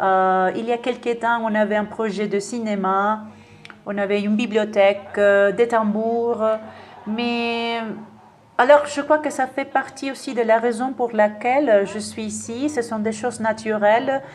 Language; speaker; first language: French; non-native, fluent; Spanish